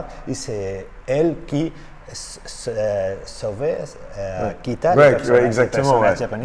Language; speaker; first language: French; non-native, learner; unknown